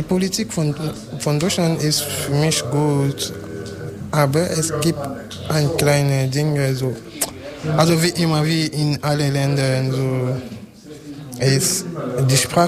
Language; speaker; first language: German; non-native, learner; French